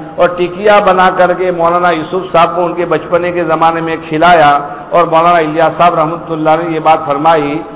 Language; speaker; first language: Urdu; non-native, local second language; Gujarati